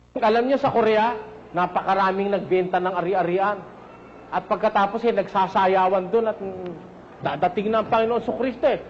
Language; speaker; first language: Filipino; non-native, local second language; Pampanga